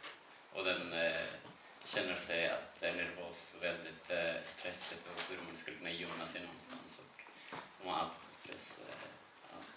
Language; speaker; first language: Swedish; non-native, learner; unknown